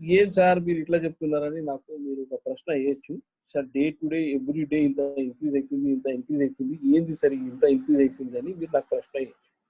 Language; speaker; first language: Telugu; non-native, local second language; Hindi